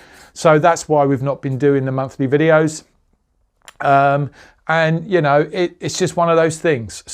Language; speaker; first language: English; native; English